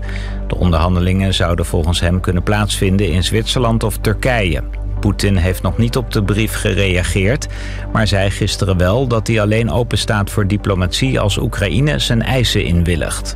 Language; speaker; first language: Dutch; native; Dutch